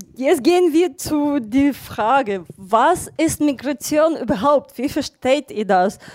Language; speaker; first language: German; non-native, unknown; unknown